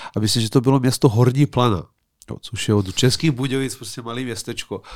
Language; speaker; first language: Czech; non-native, fluent; Serbian